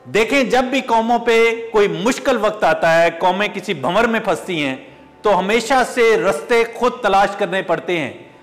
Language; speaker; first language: Urdu; native; Urdu